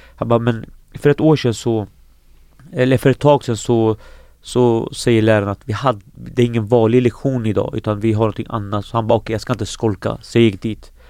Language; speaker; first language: Swedish; early bilingual, other home language; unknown